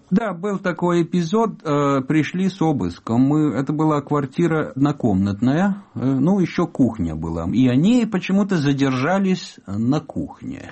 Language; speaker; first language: Russian; non-native, fluent; Italian